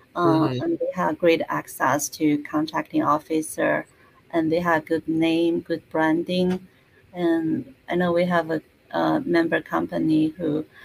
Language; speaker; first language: English; non-native, fluent; Chinese